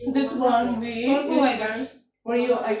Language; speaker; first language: English; non-native, learner; Filipino